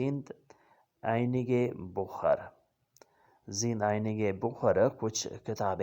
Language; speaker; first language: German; non-native, fluent; Urdu